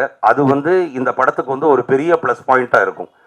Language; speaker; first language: Tamil; native; Tamil